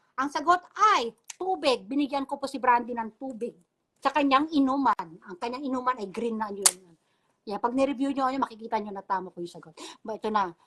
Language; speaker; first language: Filipino; non-native, local second language; Bikol